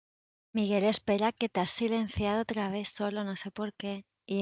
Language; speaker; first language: Spanish; native; Spanish